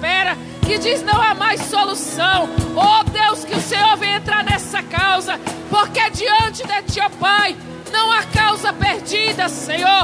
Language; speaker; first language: Portuguese; native; Portuguese